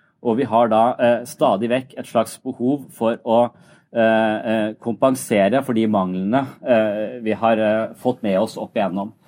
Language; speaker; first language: Norwegian; native; Norwegian